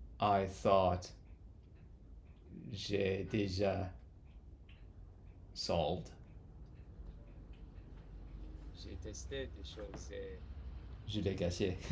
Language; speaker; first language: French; non-native, learner; English